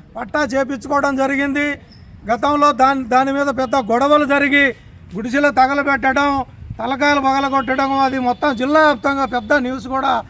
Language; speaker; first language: Telugu; native; Telugu